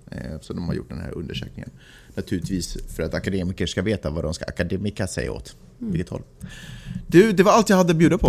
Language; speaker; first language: Swedish; native; Swedish